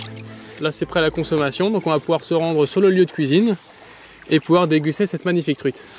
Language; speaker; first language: French; native; French